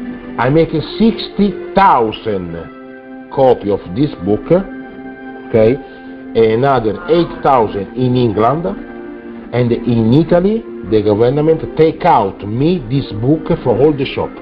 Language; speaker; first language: English; non-native, learner; Italian